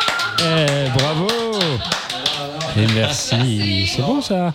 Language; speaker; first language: French; native; French